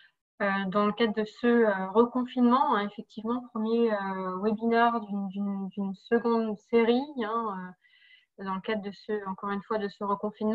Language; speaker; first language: French; native; French